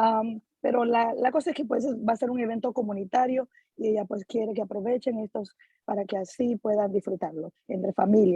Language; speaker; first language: Spanish; native; Spanish